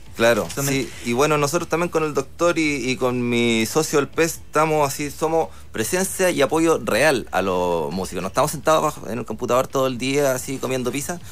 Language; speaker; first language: Spanish; native; Spanish